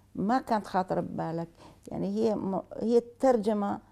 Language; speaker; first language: Arabic; native; Arabic